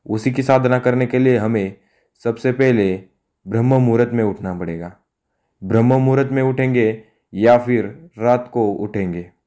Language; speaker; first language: Hindi; non-native, local second language; Marathi